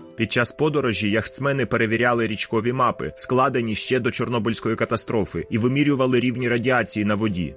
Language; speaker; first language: Ukrainian; native; Ukrainian